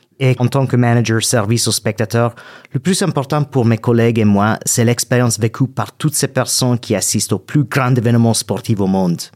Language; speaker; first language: French; non-native, fluent; English